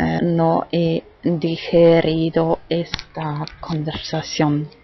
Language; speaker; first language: Spanish; non-native, fluent; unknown